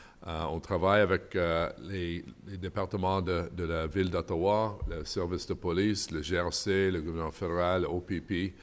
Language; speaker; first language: French; non-native, local second language; English